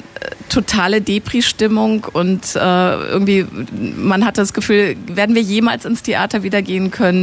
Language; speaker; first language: German; native; German